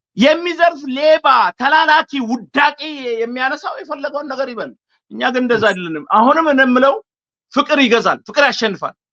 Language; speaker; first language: Amharic; non-native, local second language; Afar